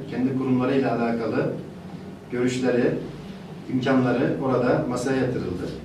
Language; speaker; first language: Turkish; native; Turkish